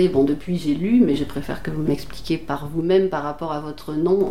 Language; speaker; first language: French; native; French